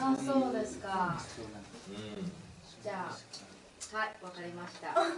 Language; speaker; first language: Japanese; non-native, learner; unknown